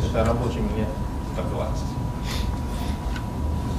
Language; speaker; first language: Russian; non-native, learner; Turkish